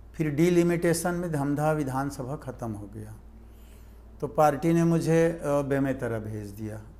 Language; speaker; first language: Hindi; native; Hindi